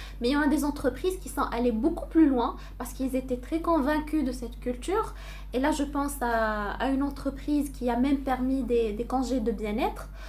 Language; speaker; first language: French; non-native, local second language; Arabic